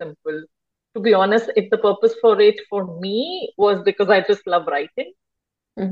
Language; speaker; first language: English; non-native, local second language; Hindi